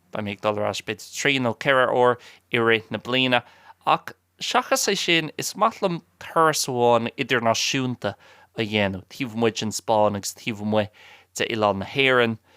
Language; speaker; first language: Irish; non-native, local second language; English